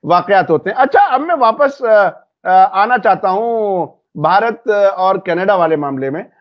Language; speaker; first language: Hindi; native; Hindi